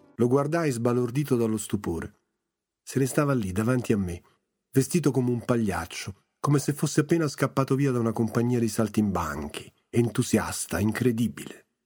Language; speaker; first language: Italian; native; Italian